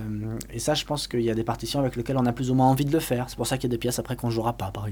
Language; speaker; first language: French; native; French